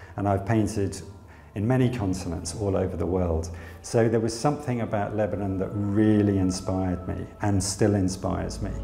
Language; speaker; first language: English; native; English